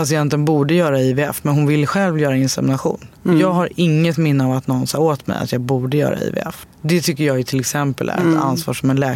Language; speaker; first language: Swedish; native; Swedish